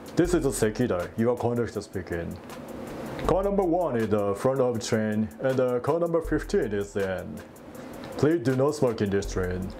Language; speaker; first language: English; non-native, fluent; Japanese